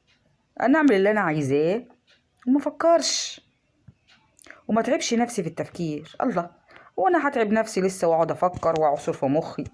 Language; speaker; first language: Arabic; native; Arabic